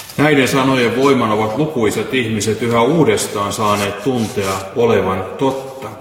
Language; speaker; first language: Finnish; native; Finnish